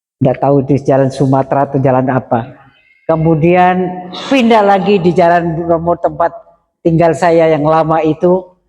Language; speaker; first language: Indonesian; non-native, local second language; Madurese